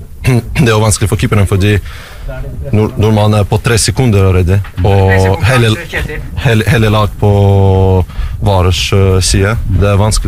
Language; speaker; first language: Norwegian; non-native, learner; Russian